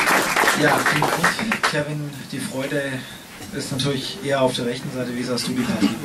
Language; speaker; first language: German; native; German